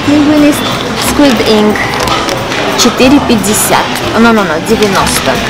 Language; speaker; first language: Russian; non-native, local second language; Armenian